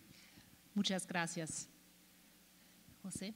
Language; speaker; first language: Spanish; non-native, fluent; German